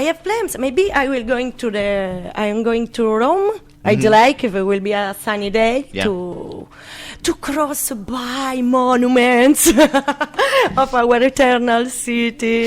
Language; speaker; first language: English; non-native, learner; Italian